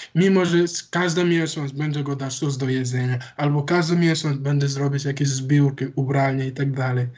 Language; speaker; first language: Polish; non-native, learner; Wolof